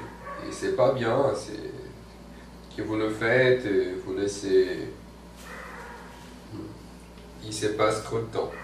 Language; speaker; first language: French; non-native, fluent; Portuguese